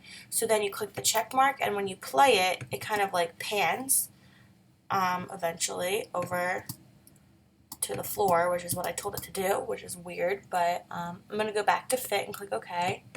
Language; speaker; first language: English; native; English